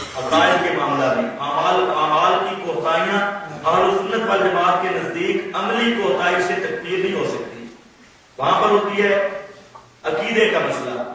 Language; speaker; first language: Urdu; non-native, local second language; Punjabi